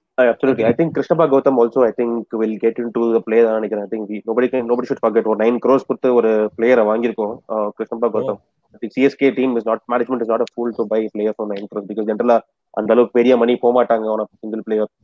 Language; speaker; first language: English; non-native, local second language; Tamil